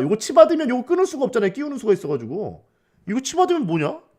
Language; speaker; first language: Korean; native; Korean